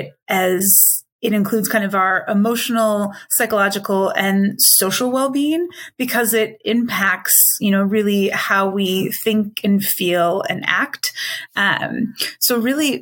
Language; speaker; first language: English; native; English